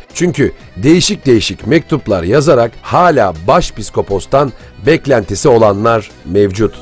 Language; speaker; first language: Turkish; native; Turkish